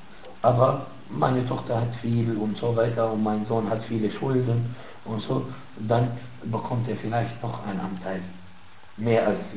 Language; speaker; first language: German; non-native, fluent; Arabic